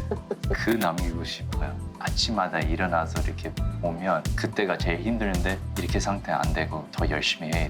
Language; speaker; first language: Korean; early bilingual, heritage; English